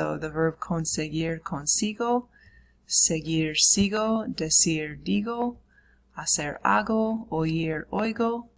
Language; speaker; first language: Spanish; non-native, fluent; English